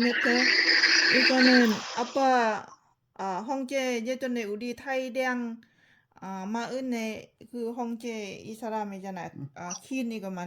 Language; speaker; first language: Korean; non-native, learner; Lao